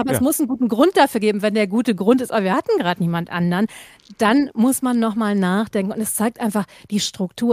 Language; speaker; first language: German; native; German